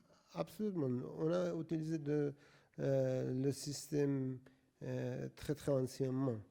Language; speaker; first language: French; non-native, learner; Persian